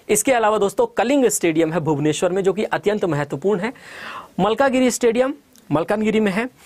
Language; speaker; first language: Hindi; native; Hindi